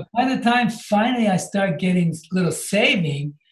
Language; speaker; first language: English; non-native, fluent; Japanese